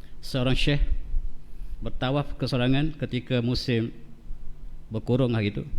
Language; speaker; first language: Malay; native; Malay